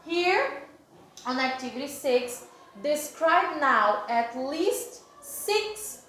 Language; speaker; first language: English; non-native, fluent; Portuguese